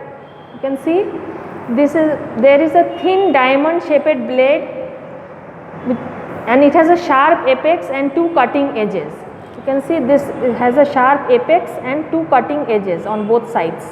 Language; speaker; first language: English; non-native, local second language; Bangla